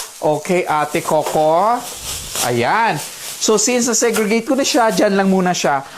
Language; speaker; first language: Filipino; native; Filipino